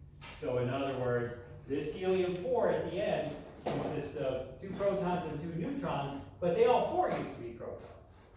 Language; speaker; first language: English; native; English